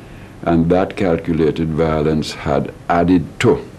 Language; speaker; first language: English; native; English